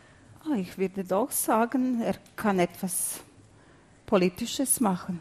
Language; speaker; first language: German; non-native, fluent; Serbian